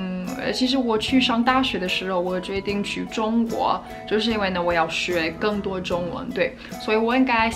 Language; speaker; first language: Chinese; non-native, fluent; English